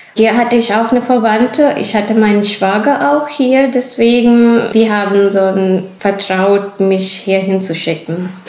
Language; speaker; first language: German; non-native, fluent; Urdu